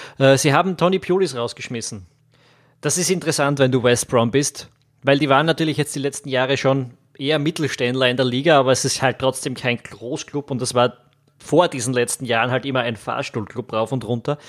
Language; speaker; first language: German; native; German